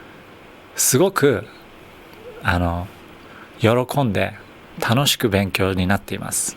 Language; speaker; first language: Japanese; native; Japanese